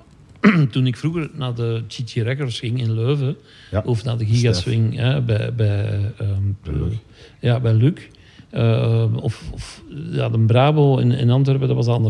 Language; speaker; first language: Dutch; native; Dutch